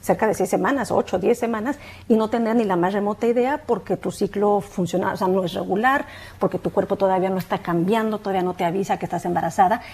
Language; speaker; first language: Spanish; native; Spanish